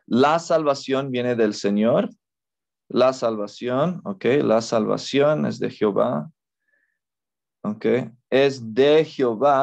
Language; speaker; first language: Spanish; non-native, fluent; English